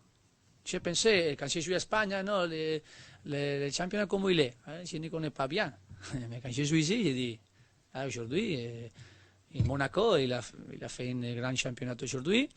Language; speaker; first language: French; non-native, learner; Spanish